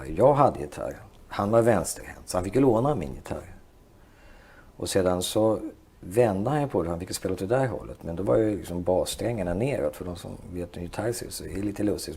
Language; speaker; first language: Swedish; native; Swedish